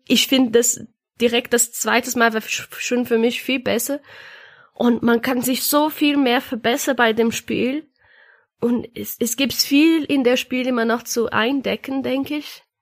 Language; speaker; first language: German; non-native, learner; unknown